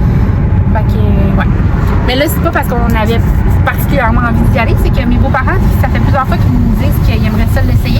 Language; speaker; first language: French; native; French